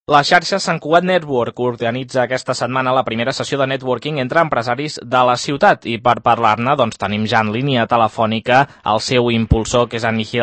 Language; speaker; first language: Catalan; native; Catalan